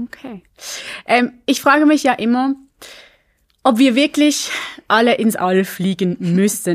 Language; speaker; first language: German; native; German